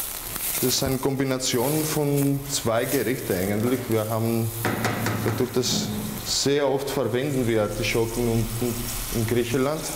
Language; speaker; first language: German; non-native, fluent; Greek